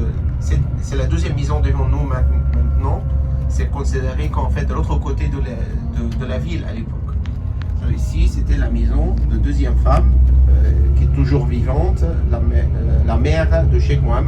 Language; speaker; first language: French; non-native, fluent; Arabic